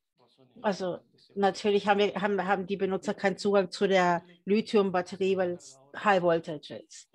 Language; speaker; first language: German; early bilingual, heritage; German